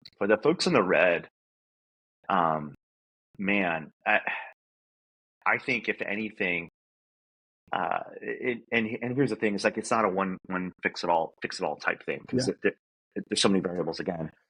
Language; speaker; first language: English; native; English